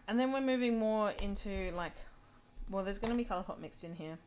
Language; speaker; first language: English; native; English